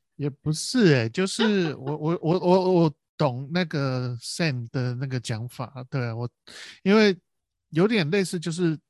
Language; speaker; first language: Chinese; native; Chinese